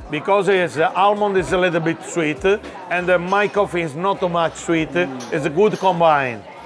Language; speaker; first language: English; non-native, learner; Italian